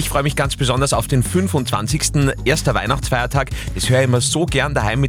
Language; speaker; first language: German; native; German